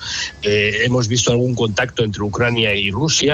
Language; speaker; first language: Spanish; native; Spanish